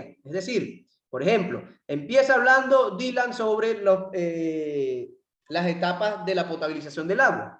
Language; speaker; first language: Spanish; native; Spanish